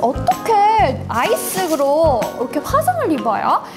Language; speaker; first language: Korean; native; Korean